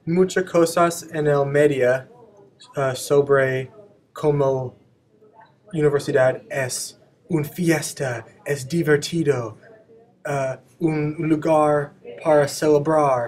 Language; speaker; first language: Spanish; non-native, learner; English